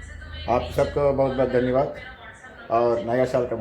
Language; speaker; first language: Hindi; non-native, local second language; Telugu